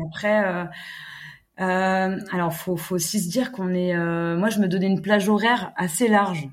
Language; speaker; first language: French; non-native, fluent; English